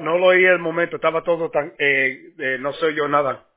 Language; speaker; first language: Spanish; early bilingual, heritage; Spanish